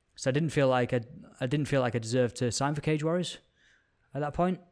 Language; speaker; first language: English; native; English